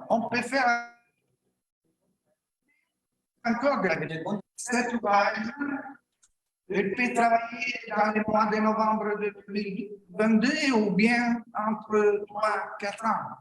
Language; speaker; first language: French; non-native, learner; Italian